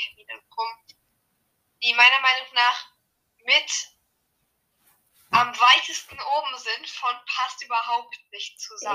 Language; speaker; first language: German; native; German